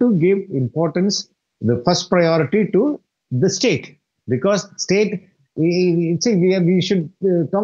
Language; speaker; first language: English; non-native, local second language; Tamil